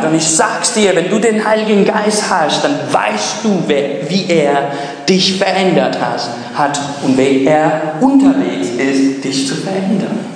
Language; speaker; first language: German; non-native, fluent; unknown